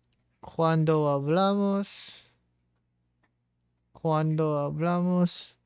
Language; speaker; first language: Spanish; non-native, learner; English